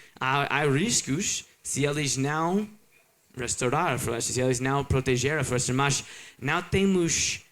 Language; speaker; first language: Portuguese; non-native, learner; English